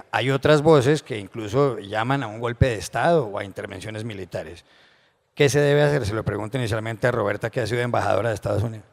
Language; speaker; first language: Spanish; native; Spanish